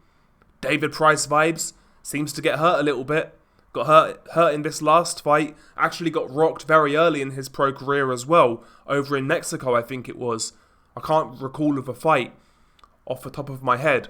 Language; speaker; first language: English; native; English